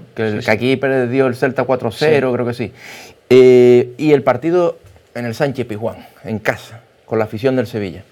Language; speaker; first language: Spanish; native; Spanish